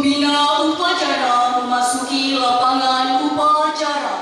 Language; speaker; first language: Indonesian; native; Indonesian